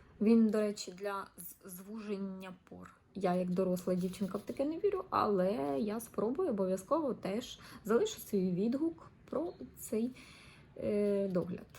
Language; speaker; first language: Ukrainian; non-native, local second language; Russian